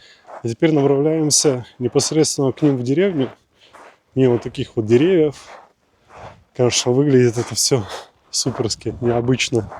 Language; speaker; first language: Russian; native; Russian